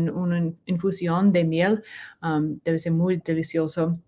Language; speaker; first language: Spanish; non-native, learner; English